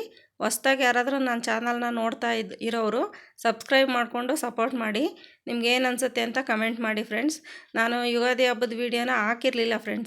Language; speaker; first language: Kannada; native; Kannada